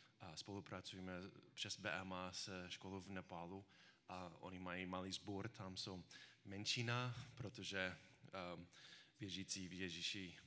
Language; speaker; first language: Czech; non-native, learner; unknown